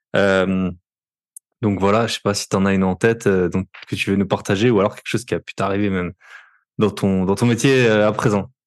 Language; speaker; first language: French; native; French